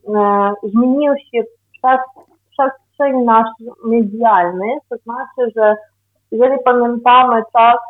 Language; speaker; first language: Polish; non-native, fluent; Ukrainian